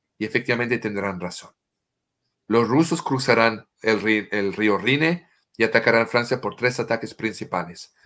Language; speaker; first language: Spanish; non-native, fluent; French